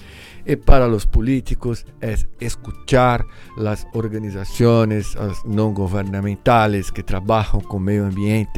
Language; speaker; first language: Spanish; non-native, learner; Portuguese